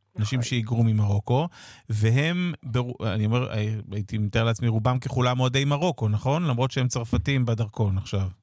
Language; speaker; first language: Hebrew; native; Hebrew